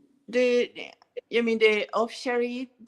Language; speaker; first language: English; non-native, learner; Japanese